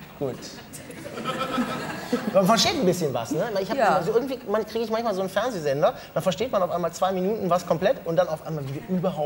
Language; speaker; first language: German; native; German